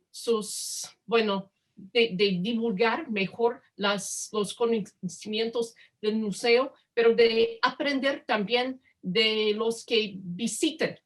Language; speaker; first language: Spanish; non-native, fluent; English